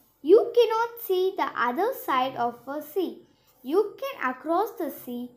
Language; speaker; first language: English; non-native, local second language; Tamil